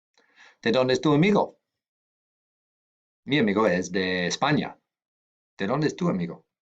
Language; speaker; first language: Spanish; non-native, fluent; English